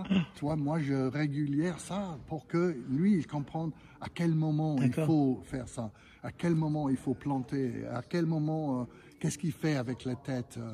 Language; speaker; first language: French; non-native, fluent; English